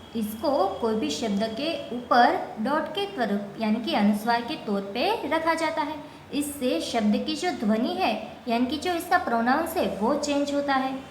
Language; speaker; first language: Hindi; non-native, local second language; Gujarati